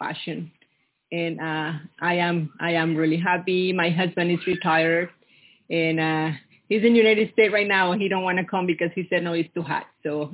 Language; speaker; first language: English; non-native, learner; Spanish